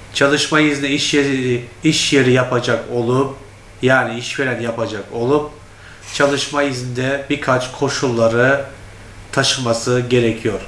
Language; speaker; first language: Turkish; non-native, fluent; Turkmen